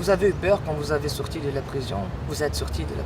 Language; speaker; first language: French; non-native, learner; Portuguese